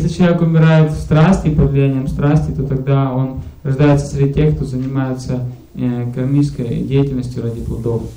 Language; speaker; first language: Russian; native; Russian